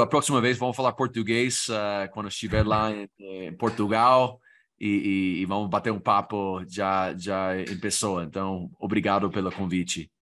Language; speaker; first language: Portuguese; non-native, fluent; English